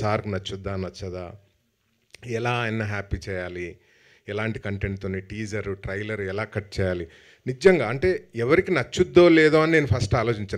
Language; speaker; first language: Telugu; native; Telugu